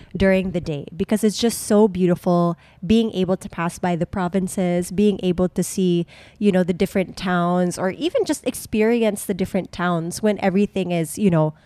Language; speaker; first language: English; non-native, local second language; Filipino